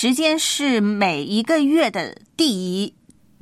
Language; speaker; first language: Chinese; native; Chinese